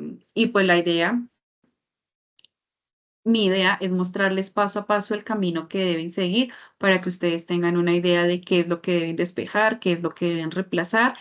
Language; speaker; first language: Spanish; native; Spanish